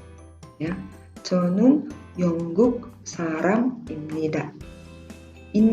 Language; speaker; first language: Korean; non-native, fluent; Indonesian